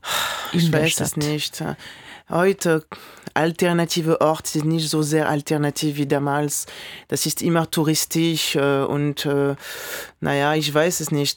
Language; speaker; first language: German; non-native, fluent; French